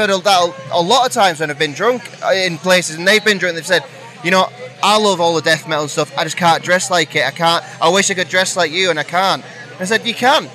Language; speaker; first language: English; native; English